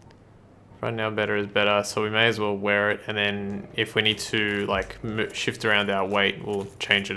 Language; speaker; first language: English; native; English